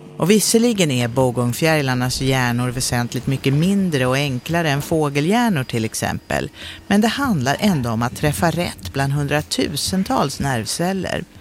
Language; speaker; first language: Swedish; native; Swedish